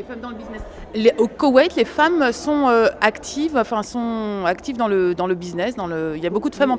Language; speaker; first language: French; native; French